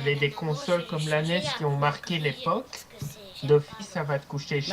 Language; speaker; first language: French; native; French